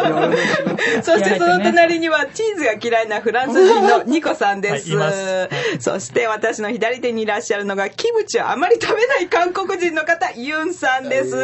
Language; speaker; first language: Japanese; native; Japanese